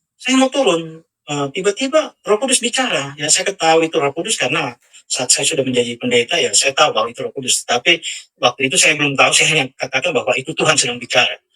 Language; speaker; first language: Indonesian; native; Indonesian